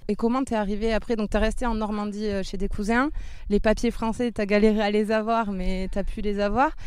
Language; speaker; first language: French; native; French